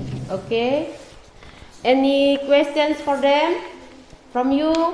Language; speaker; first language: English; non-native, learner; Indonesian